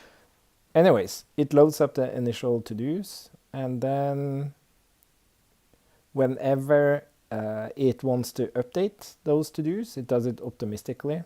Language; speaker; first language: English; non-native, fluent; Swedish